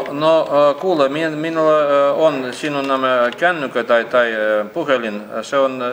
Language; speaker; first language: Finnish; non-native, local second language; Russian